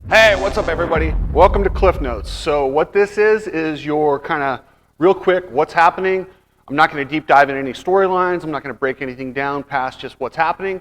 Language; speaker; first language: English; native; English